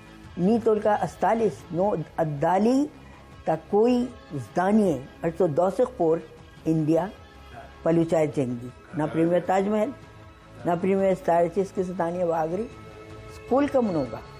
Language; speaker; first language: Russian; non-native, fluent; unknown